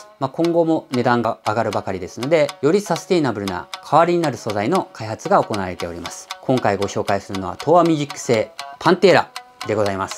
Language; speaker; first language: Japanese; native; Japanese